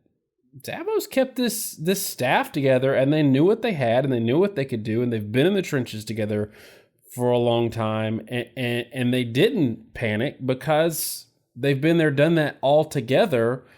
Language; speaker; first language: English; native; English